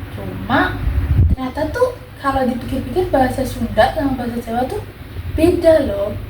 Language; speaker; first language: Indonesian; non-native, local second language; Javanese